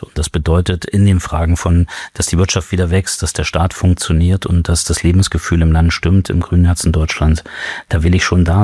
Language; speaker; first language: German; native; German